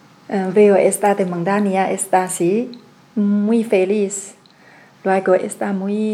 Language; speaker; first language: Spanish; non-native, learner; Chinese